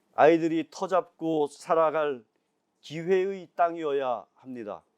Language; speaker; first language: Korean; native; Korean